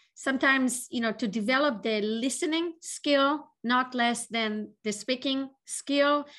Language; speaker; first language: English; non-native, fluent; Hebrew